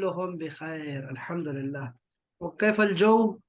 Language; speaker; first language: Arabic; non-native, fluent; Urdu